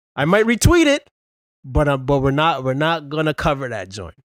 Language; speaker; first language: English; native; English